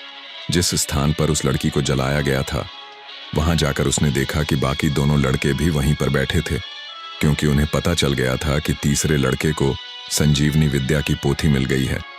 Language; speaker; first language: Hindi; native; Hindi